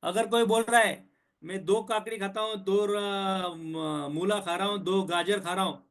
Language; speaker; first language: Hindi; non-native, local second language; Marathi